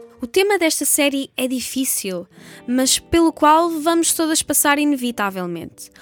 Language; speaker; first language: Portuguese; native; Portuguese